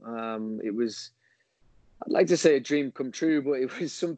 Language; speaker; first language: English; native; English